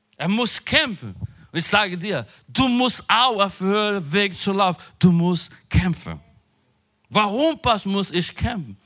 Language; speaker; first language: German; non-native, learner; Portuguese